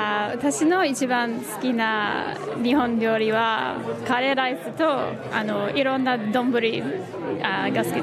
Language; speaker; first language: Japanese; non-native, learner; English